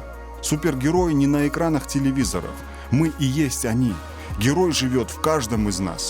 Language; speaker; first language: Russian; native; Russian